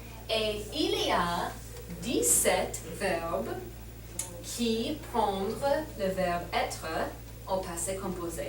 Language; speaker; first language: French; non-native, learner; English